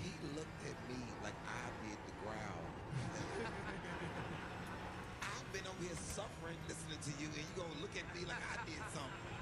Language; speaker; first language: English; native; English